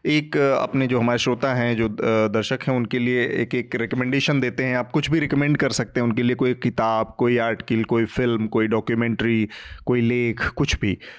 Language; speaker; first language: Hindi; native; Hindi